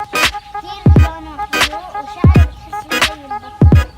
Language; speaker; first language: Arabic; native; Arabic